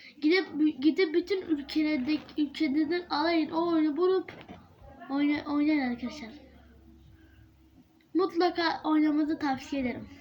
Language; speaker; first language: Turkish; early bilingual, heritage; Turkish